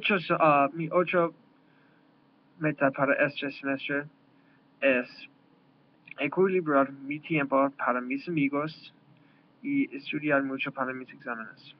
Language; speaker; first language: Spanish; non-native, learner; English